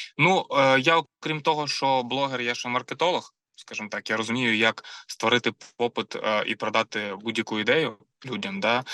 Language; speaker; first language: Ukrainian; non-native, local second language; Russian